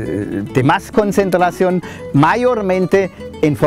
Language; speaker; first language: Spanish; non-native, fluent; German